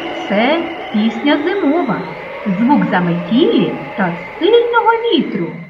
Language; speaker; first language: Ukrainian; native; Ukrainian